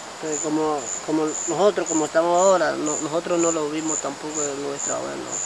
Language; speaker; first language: Spanish; non-native, local second language; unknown